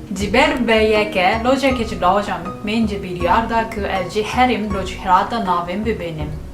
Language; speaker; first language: Kurdish; non-native, learner; Japanese